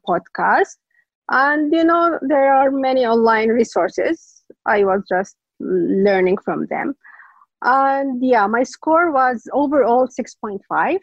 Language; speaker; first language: English; non-native, fluent; Arabic